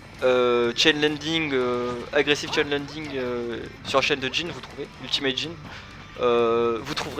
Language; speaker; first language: French; native; French